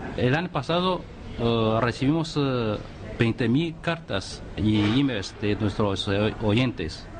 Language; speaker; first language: Spanish; non-native, fluent; Chinese